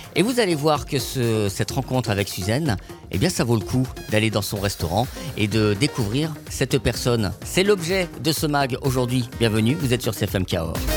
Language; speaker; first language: French; native; French